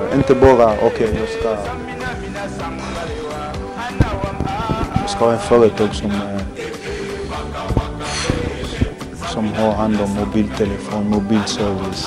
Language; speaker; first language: Swedish; non-native, fluent; Lingala